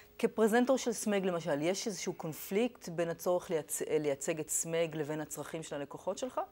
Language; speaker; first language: Hebrew; native; Hebrew